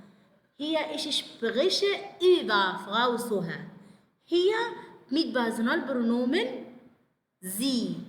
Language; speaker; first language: German; non-native, fluent; Arabic